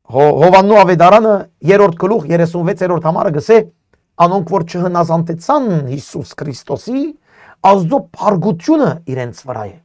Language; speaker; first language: Armenian; native; Armenian